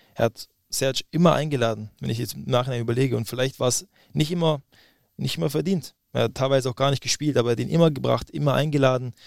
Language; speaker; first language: German; native; German